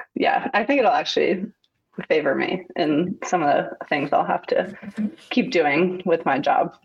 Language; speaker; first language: English; native; English